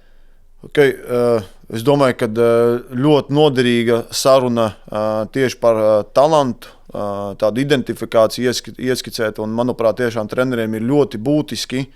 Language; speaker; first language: Latvian; native; Latvian